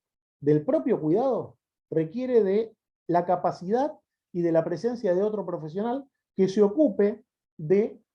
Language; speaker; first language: Spanish; native; Spanish